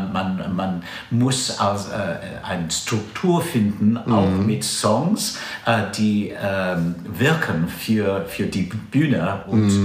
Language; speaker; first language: German; non-native, fluent; English